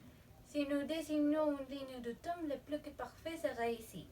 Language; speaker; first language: French; non-native, learner; Spanish